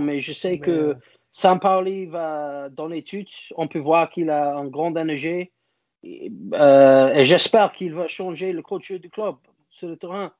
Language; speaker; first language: French; non-native, learner; English